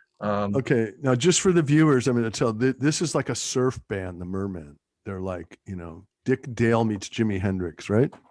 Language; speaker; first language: English; native; English